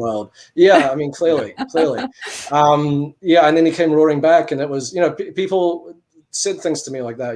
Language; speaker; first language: English; native; English